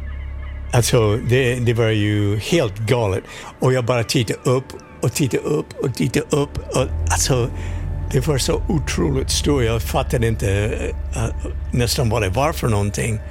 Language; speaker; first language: Swedish; non-native, fluent; English